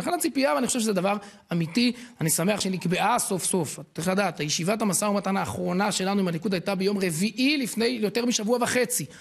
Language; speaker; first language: Hebrew; native; Hebrew